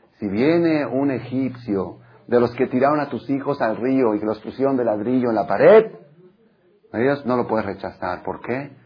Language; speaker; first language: Spanish; non-native, fluent; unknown